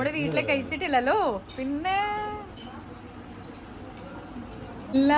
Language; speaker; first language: Malayalam; non-native, learner; Hindi